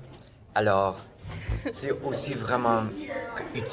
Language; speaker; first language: French; non-native, local second language; English